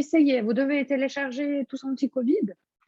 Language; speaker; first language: French; non-native, fluent; Russian